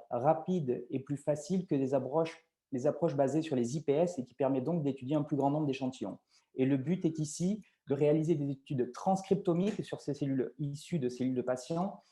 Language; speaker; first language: French; native; French